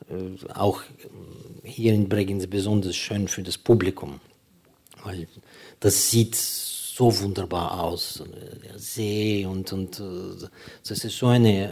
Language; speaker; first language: German; non-native, fluent; Ukrainian